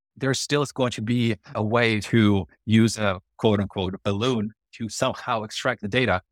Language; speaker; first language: English; non-native, fluent; Ukrainian